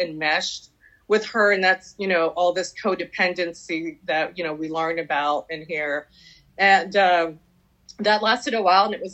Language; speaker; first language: English; early bilingual, other home language; French